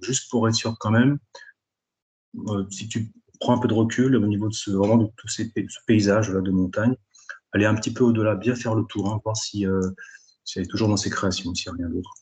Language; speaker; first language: French; native; French